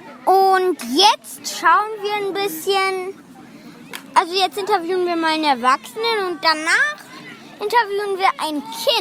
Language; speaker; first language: German; native; German